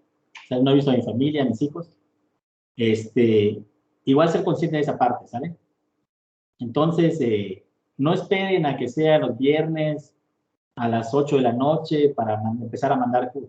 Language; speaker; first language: Spanish; native; Spanish